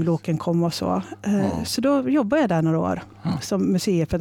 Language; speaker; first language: Swedish; native; Swedish